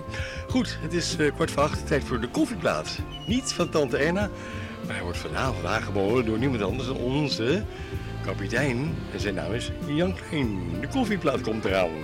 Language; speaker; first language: Dutch; native; Dutch